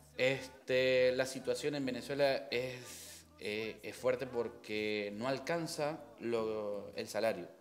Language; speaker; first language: Spanish; native; Spanish